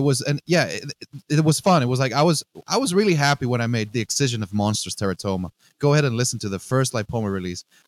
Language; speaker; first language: English; non-native, fluent; Greek